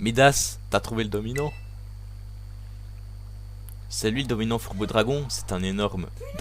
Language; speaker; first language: French; native; French